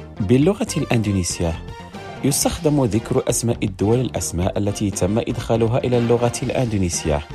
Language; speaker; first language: Arabic; non-native, fluent; Indonesian